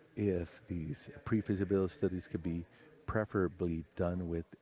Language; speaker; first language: English; non-native, fluent; Spanish